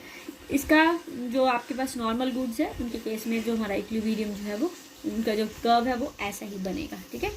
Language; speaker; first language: Hindi; native; Hindi